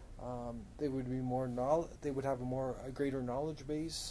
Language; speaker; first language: English; native; English